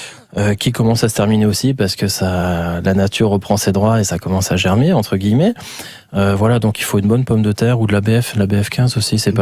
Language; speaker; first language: French; native; French